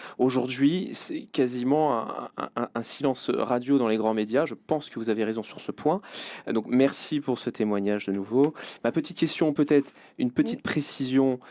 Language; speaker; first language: French; native; French